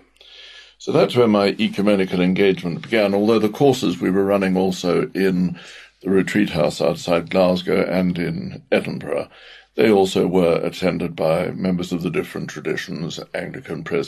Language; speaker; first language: English; native; English